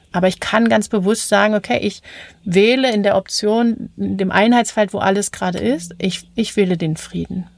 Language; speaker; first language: German; native; German